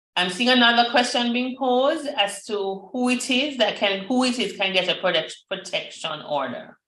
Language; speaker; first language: English; native; English